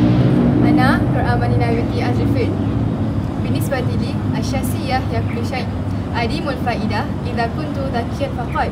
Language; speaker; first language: Arabic; non-native, learner; Malay